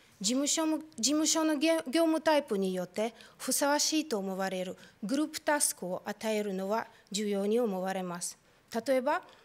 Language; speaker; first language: Japanese; non-native, fluent; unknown